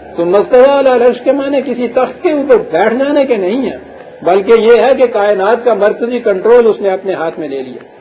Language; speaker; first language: Urdu; native; Urdu